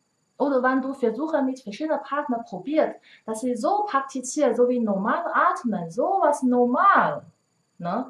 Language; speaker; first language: German; non-native, learner; Chinese